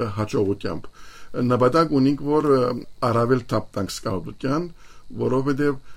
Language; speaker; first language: Armenian; native; Armenian